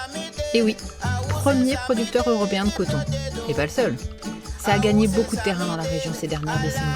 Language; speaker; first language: French; native; French